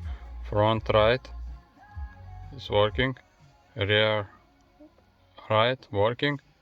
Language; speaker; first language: English; non-native, learner; Lithuanian